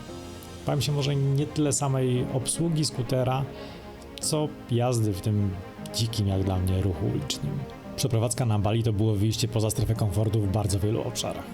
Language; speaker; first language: Polish; native; Polish